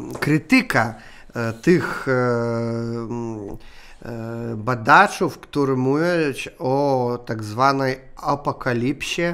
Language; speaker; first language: Polish; non-native, learner; Russian